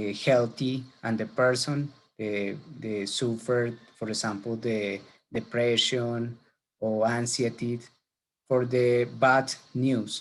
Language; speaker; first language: English; non-native, learner; Spanish